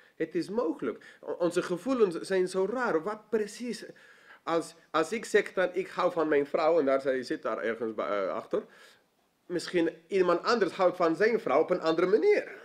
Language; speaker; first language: Dutch; non-native, fluent; English